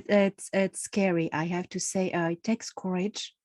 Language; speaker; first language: English; non-native, fluent; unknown